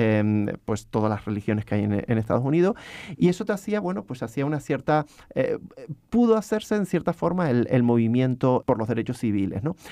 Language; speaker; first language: Spanish; native; Spanish